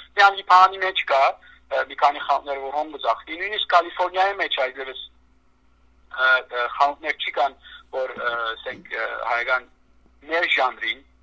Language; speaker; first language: Armenian; native; Armenian